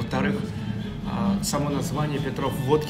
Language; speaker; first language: Russian; native; Russian